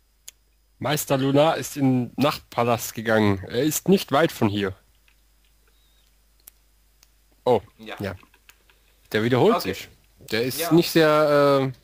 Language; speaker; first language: German; native; German